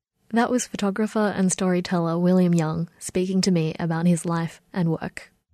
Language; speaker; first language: English; early bilingual, other home language; Chinese